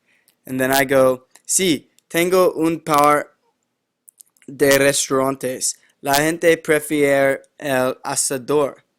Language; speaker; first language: Spanish; non-native, learner; English